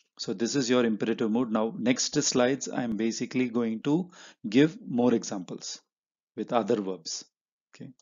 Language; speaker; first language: English; non-native, local second language; Hindi